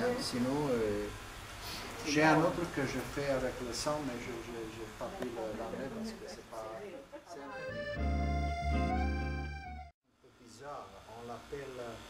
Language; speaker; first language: French; non-native, learner; Serbian